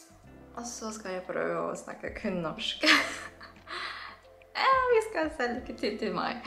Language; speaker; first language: Norwegian; non-native, learner; Filipino